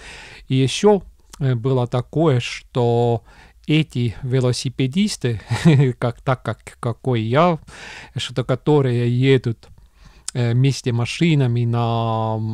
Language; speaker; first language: Russian; non-native, local second language; Estonian